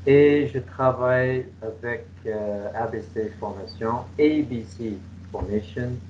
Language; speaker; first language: French; non-native, fluent; English